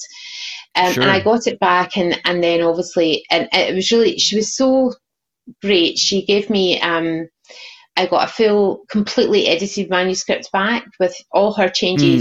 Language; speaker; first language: English; native; English